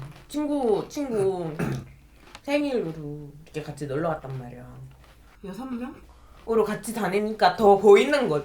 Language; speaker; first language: Korean; non-native, fluent; Indonesian